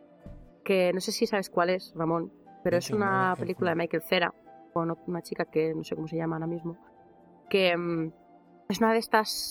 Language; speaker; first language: Spanish; native; Spanish